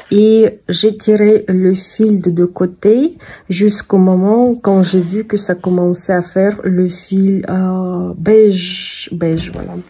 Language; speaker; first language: French; non-native, fluent; Russian